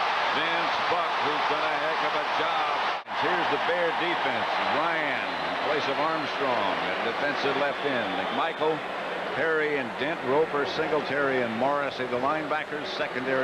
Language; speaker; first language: English; native; English